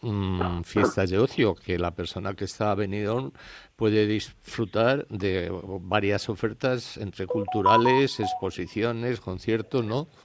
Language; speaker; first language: Spanish; native; Spanish